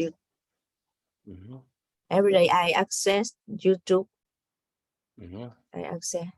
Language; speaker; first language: English; non-native, learner; Vietnamese